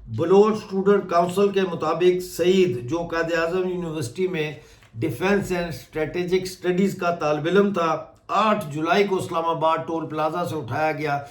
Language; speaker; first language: Urdu; non-native, local second language; Punjabi